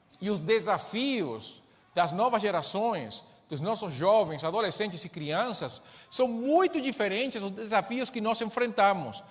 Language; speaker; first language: Portuguese; non-native, fluent; Spanish